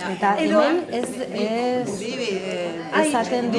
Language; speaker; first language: Basque; non-native, local second language; Spanish